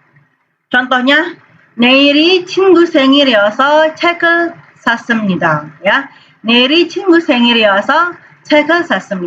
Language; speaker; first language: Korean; non-native, fluent; Indonesian